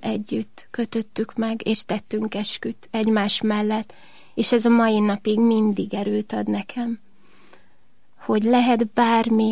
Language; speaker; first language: Hungarian; native; Hungarian